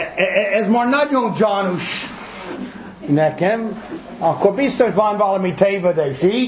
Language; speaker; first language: Hungarian; non-native, fluent; English